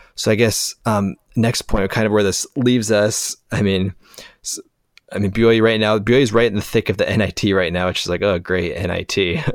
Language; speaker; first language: English; native; English